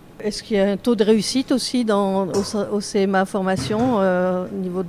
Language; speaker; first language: French; native; French